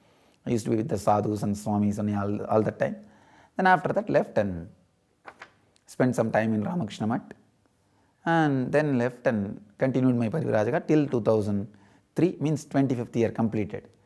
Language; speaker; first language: English; non-native, local second language; Tamil